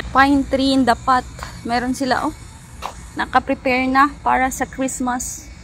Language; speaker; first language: Filipino; non-native, local second language; Hiligaynon